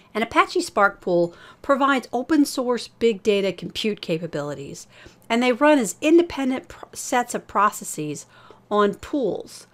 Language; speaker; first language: English; native; English